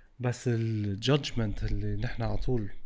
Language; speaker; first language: Arabic; native; Arabic